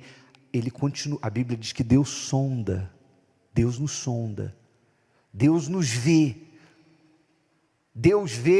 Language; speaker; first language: Portuguese; native; Portuguese